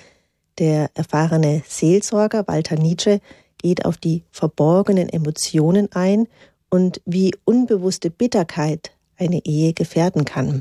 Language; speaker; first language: German; native; German